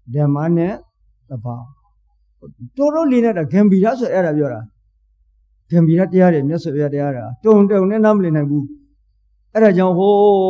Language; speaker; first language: Burmese; native; Burmese